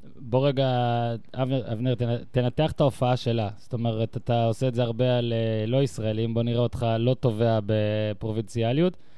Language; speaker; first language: Hebrew; native; Hebrew